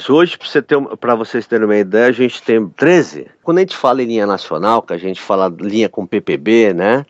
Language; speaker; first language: Portuguese; native; Portuguese